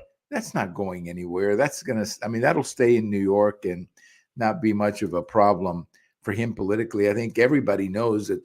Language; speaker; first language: English; early bilingual, other home language; Spanish